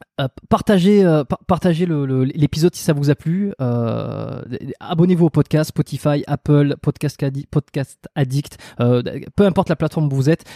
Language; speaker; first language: French; native; French